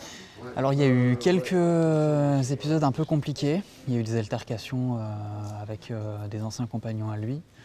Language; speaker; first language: French; native; French